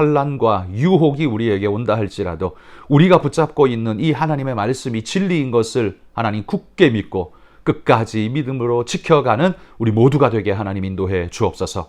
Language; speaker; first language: Korean; native; Korean